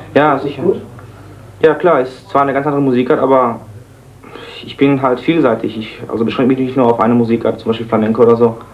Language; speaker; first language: German; early bilingual, other home language; Spanish